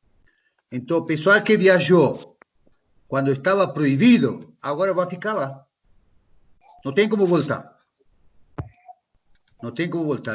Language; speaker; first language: Portuguese; non-native, fluent; Spanish